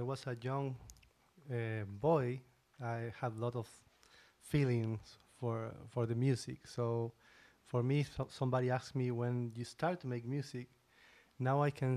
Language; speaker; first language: English; non-native, fluent; Spanish